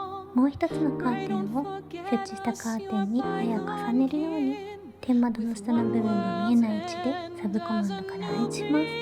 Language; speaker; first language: Japanese; native; Japanese